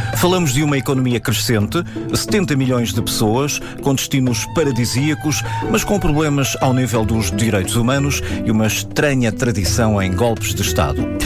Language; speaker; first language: Portuguese; native; Portuguese